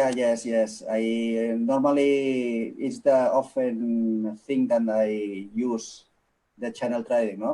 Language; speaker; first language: English; non-native, local second language; Catalan